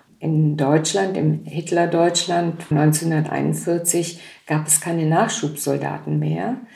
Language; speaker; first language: German; native; German